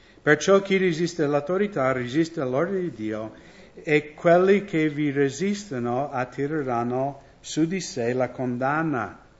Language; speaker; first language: Italian; non-native, fluent; English